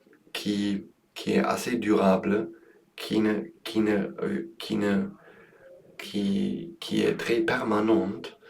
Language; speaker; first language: French; non-native, learner; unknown